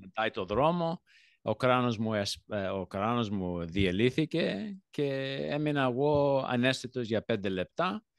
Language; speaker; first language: Greek; early bilingual, heritage; Greek